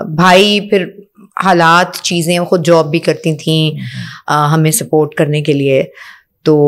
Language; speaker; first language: Urdu; native; Urdu